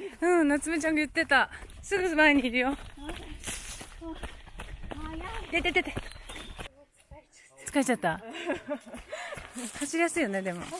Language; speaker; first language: Japanese; native; Japanese